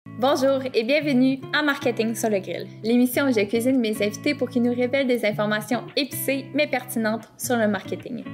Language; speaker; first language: French; native; French